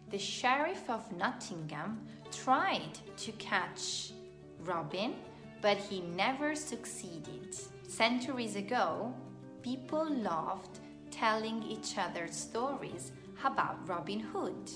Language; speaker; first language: English; non-native, fluent; Italian